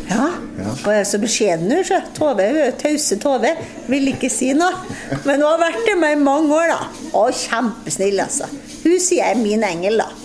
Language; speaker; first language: Norwegian; native; Norwegian